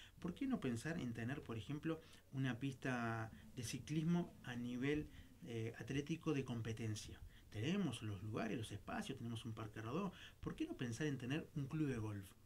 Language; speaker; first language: Spanish; native; Spanish